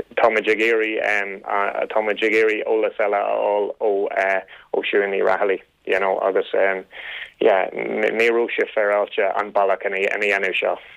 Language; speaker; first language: Irish; non-native, local second language; English